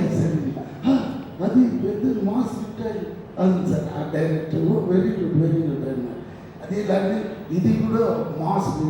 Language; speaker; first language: Telugu; non-native, fluent; Tamil